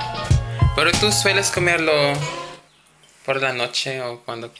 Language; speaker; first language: Spanish; non-native, learner; Filipino